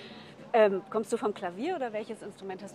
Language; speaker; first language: German; native; German